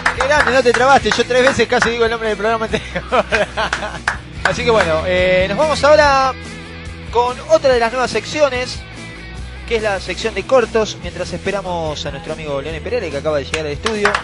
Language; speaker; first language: Spanish; native; Spanish